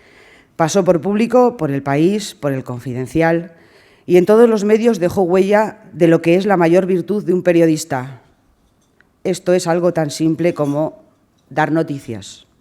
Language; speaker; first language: Spanish; native; Spanish